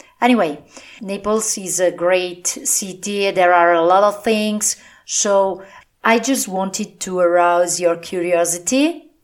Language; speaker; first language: English; non-native, fluent; Italian